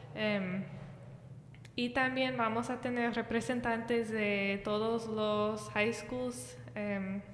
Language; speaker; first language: Spanish; early bilingual, heritage; Spanish